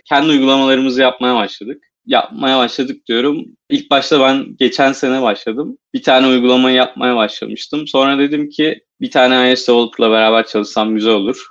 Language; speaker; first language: Turkish; native; Turkish